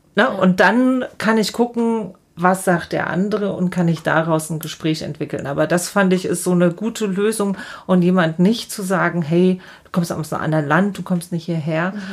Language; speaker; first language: German; native; German